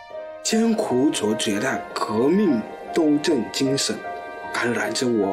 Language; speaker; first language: Chinese; non-native, fluent; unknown